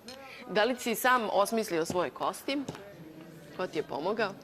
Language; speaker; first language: Bosnian; native; Bosnian